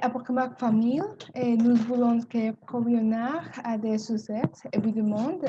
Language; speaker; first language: French; non-native, learner; Spanish